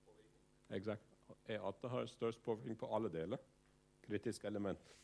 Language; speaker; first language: Norwegian; non-native, fluent; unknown